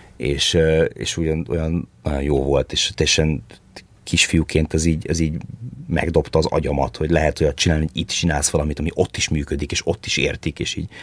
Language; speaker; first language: Hungarian; early bilingual, heritage; Hungarian